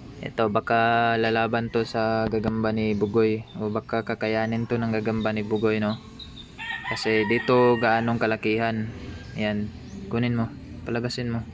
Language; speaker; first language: Filipino; native; Filipino